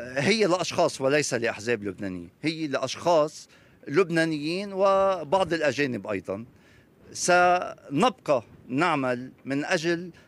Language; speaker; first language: Arabic; native; Arabic